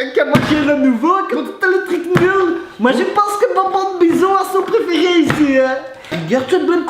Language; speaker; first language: French; native; French